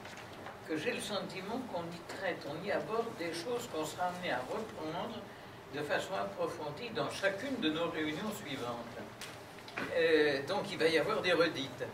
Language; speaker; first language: French; native; French